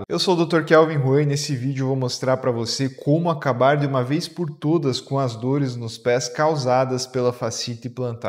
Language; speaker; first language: Portuguese; native; Portuguese